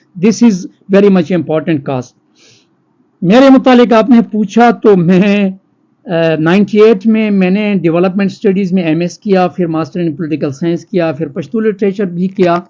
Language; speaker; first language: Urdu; non-native, local second language; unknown